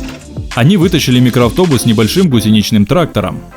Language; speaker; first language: Russian; native; Russian